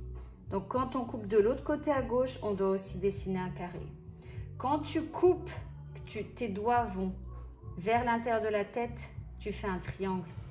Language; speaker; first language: French; native; French